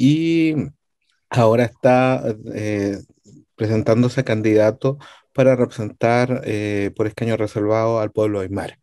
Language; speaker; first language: Spanish; native; Spanish